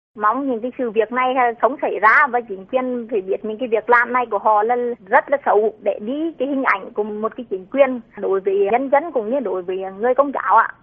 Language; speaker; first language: Vietnamese; native; Vietnamese